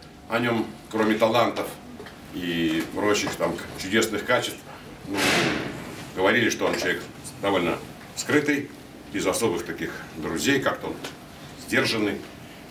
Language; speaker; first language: Russian; native; Russian